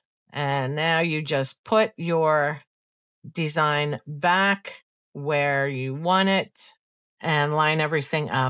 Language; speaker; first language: English; native; English